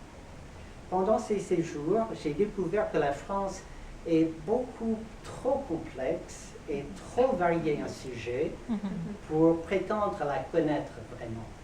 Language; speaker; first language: French; non-native, fluent; English